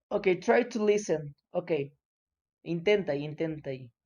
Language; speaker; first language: English; non-native, fluent; Spanish